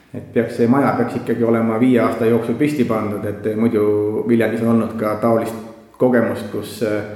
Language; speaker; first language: Estonian; native; Estonian